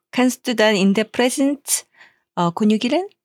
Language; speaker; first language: German; non-native, fluent; Korean